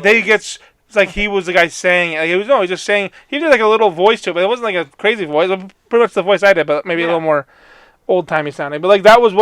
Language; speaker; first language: English; native; English